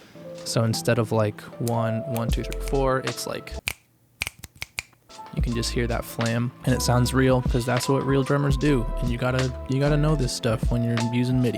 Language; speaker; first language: English; native; English